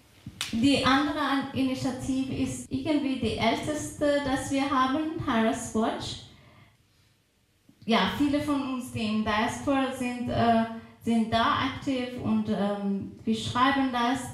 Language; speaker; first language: German; non-native, fluent; Persian